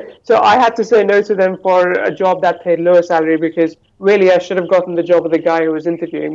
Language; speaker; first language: English; non-native, local second language; Hindi